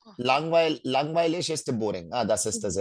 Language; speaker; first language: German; non-native, fluent; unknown